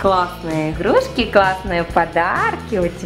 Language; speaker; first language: Russian; native; Russian